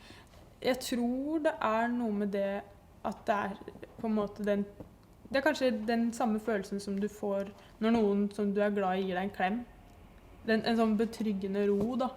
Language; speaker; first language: Norwegian; native; Norwegian